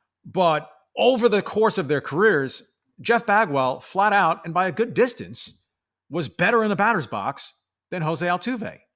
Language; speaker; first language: English; native; English